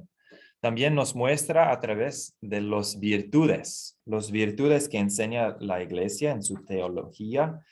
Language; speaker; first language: Spanish; non-native, fluent; English